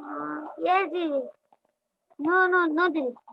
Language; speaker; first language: English; non-native, learner; Hindi